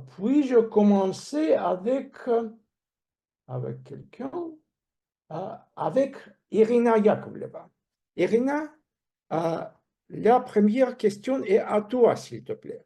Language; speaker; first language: French; non-native, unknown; Russian